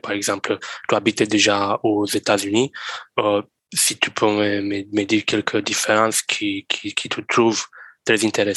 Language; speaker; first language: French; non-native, learner; Romanian